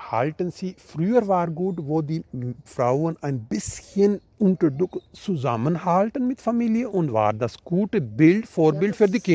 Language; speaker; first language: German; non-native, learner; Urdu